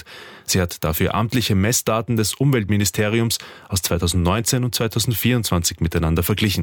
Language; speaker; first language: German; native; German